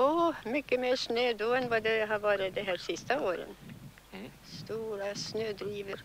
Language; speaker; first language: Swedish; early bilingual, heritage; Swedish